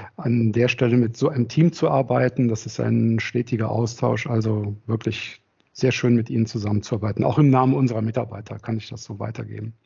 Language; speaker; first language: German; native; German